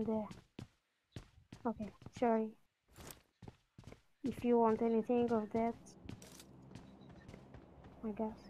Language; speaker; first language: English; non-native, learner; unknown